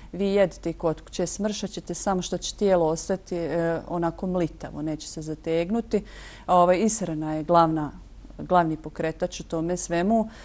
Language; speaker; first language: Croatian; native; Croatian